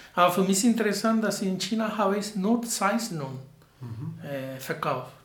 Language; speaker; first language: German; non-native, learner; Spanish